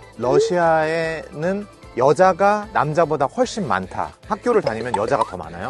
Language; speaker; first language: Korean; native; Korean